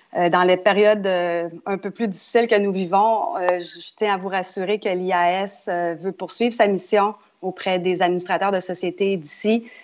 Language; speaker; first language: French; native; French